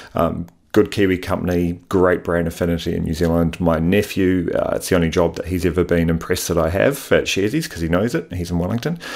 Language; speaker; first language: English; native; English